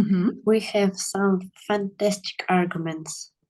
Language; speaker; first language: English; non-native, learner; Russian